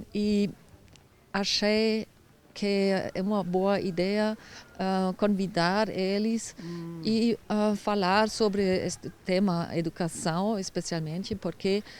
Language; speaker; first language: Portuguese; non-native, fluent; German